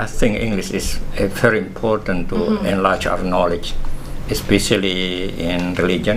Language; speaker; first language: English; non-native, fluent; Indonesian